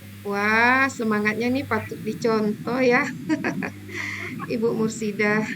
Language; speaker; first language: Indonesian; native; Indonesian